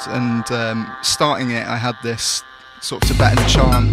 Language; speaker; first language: English; native; English